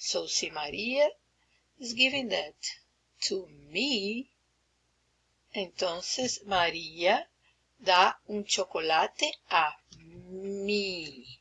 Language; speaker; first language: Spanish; non-native, fluent; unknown